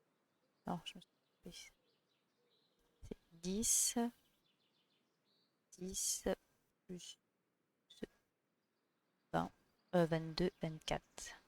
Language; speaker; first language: French; native; French